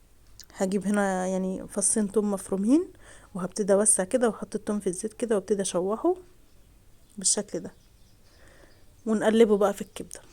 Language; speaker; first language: Arabic; native; Arabic